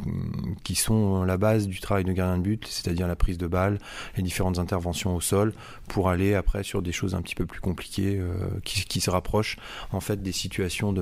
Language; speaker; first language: French; native; French